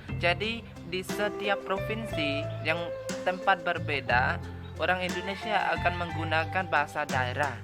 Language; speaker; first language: Indonesian; non-native, learner; Khmer